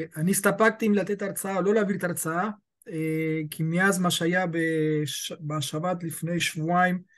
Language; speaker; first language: Hebrew; early bilingual, other home language; Spanish